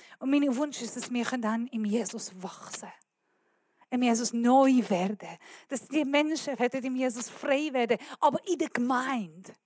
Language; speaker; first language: German; non-native, learner; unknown